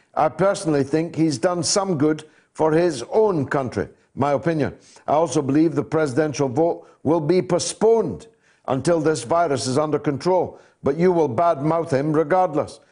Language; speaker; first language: English; native; English